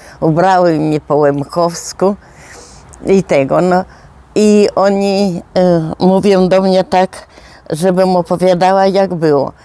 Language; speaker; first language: Polish; non-native, local second language; Rusyn